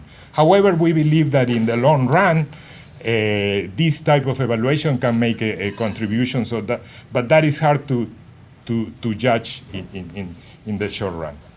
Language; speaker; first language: English; non-native, fluent; Spanish